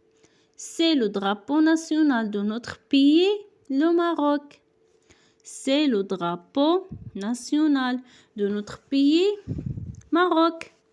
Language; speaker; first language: French; non-native, local second language; Arabic